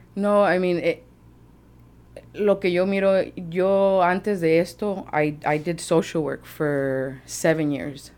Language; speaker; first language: English; early bilingual, other home language; Spanish